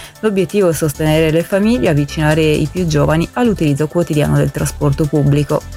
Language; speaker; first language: Italian; native; Italian